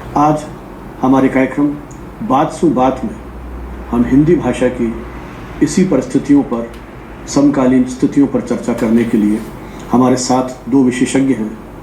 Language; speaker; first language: Hindi; native; Hindi